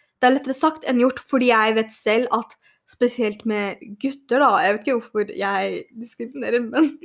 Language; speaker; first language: Norwegian; early bilingual, other home language; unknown